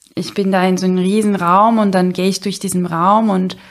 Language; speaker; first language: German; non-native, fluent; Portuguese